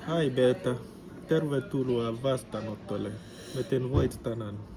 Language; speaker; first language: Finnish; non-native, learner; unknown